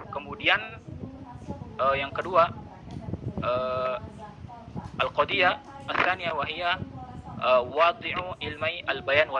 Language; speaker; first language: Arabic; non-native, learner; Indonesian